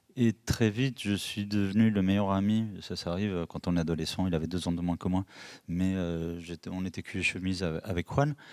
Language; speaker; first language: French; early bilingual, other home language; Spanish